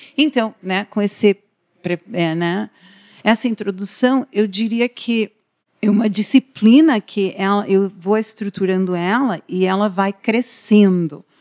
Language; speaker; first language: Portuguese; non-native, fluent; English